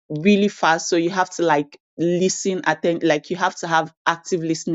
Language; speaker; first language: English; native; English